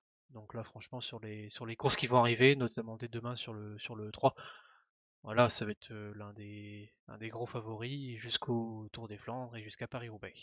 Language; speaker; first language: French; native; French